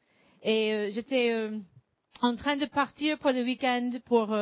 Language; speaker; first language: French; non-native, fluent; English